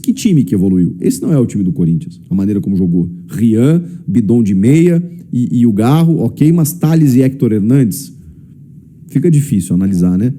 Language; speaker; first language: Portuguese; native; Portuguese